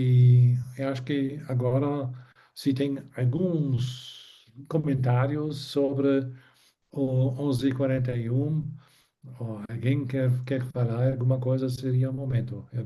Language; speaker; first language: Portuguese; non-native, fluent; German